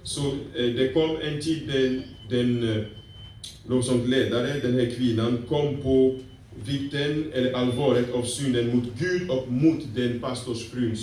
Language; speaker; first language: Swedish; non-native, fluent; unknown